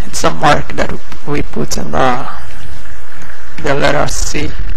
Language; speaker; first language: English; non-native, fluent; Portuguese